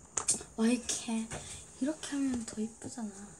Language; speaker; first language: Korean; native; Korean